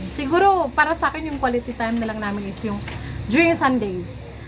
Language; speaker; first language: English; non-native, local second language; Cebuano